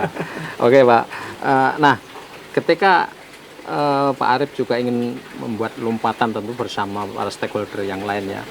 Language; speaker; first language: Indonesian; native; Indonesian